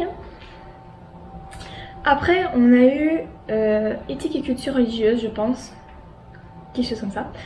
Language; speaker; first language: French; native; French